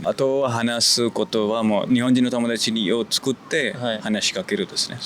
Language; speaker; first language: Japanese; non-native, fluent; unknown